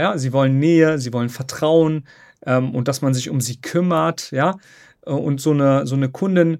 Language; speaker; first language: German; native; German